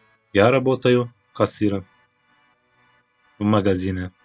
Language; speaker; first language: Russian; non-native, fluent; Turkmen